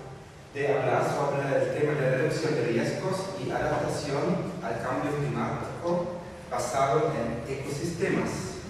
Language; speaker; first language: Spanish; non-native, fluent; German